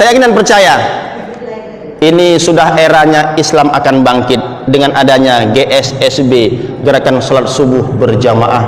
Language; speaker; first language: Indonesian; native; Indonesian